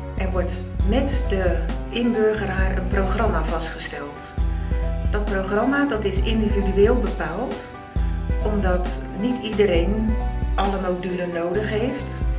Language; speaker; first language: Dutch; native; Dutch